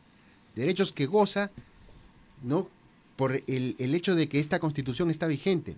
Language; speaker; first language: Spanish; native; Spanish